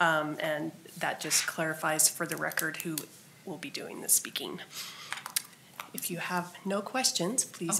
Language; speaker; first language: English; native; English